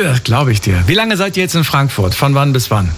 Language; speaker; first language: German; native; German